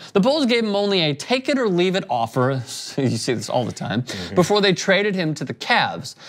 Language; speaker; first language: English; native; English